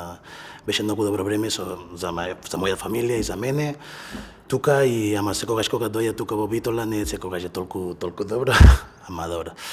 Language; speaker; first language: Macedonian; non-native, learner; Spanish